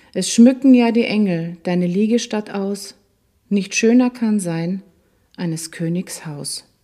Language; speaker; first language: German; native; German